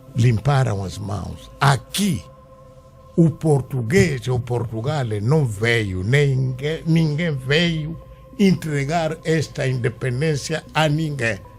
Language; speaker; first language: Portuguese; non-native, local second language; Kongo